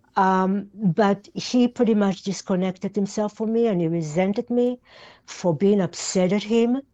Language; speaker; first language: English; non-native, fluent; Yiddish